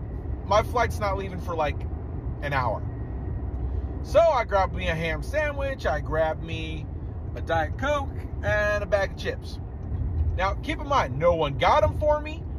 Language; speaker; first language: English; native; English